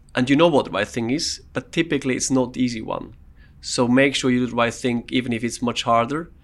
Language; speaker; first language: English; non-native, fluent; German